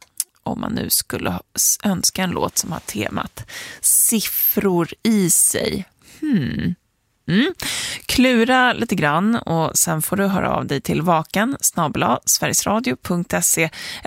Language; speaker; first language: Swedish; native; Swedish